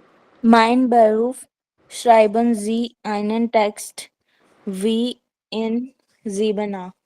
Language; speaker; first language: German; non-native, learner; Hindi